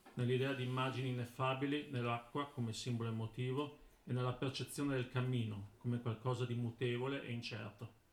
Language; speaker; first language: Italian; native; Italian